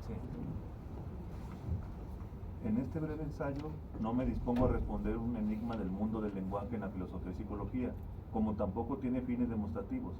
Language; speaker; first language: Spanish; native; Spanish